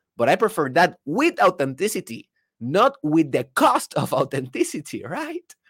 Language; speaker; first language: English; non-native, fluent; Spanish